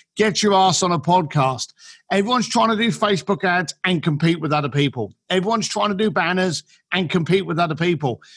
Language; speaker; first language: English; native; English